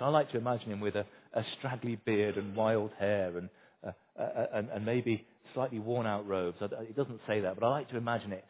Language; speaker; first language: English; native; English